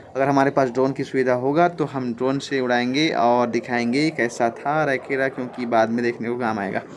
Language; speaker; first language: Hindi; native; Hindi